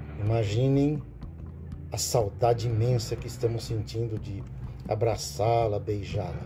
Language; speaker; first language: Portuguese; native; Portuguese